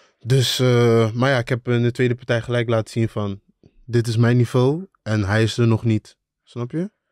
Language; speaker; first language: Dutch; early bilingual, other home language; Akan